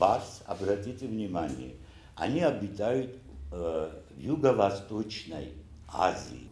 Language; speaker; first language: Russian; non-native, local second language; Ossetic